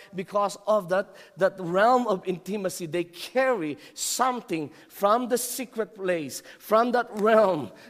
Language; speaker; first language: English; non-native, local second language; Filipino